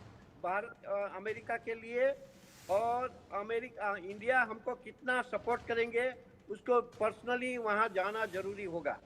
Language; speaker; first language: Hindi; non-native, local second language; Gujarati